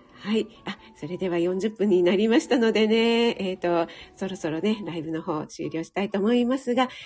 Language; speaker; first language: Japanese; native; Japanese